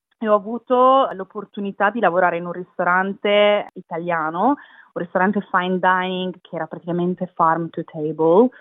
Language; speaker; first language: Italian; native; Italian